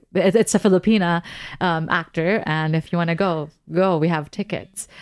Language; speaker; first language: English; non-native, local second language; Filipino